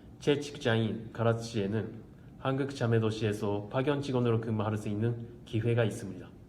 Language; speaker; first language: Korean; non-native, learner; Japanese